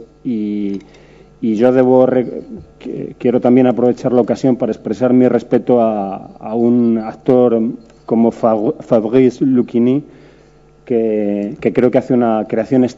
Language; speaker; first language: Spanish; native; Spanish